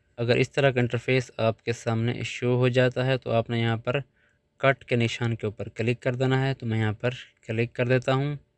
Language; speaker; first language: Urdu; non-native, local second language; Punjabi